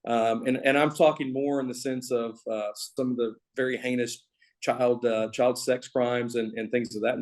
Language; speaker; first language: English; native; English